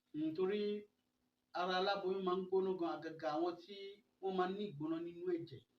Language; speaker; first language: Yoruba; non-native, local second language; Fon